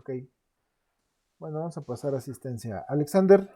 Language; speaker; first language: Spanish; native; Spanish